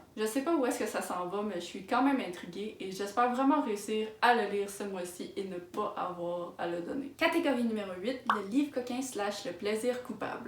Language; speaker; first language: French; native; French